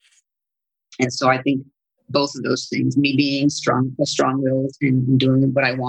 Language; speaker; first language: English; non-native, fluent; Italian